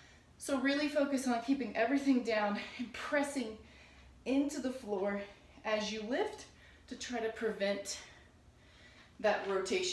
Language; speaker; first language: English; native; English